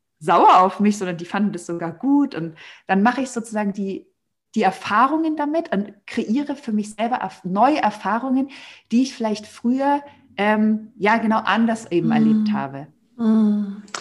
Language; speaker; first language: German; native; German